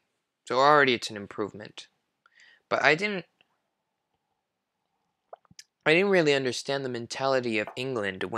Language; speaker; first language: English; non-native, fluent; French